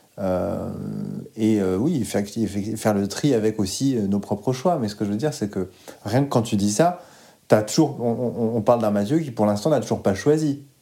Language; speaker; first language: French; native; French